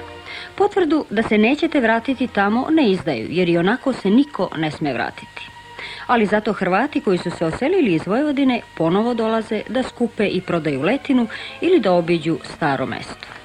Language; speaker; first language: Bosnian; native; Bosnian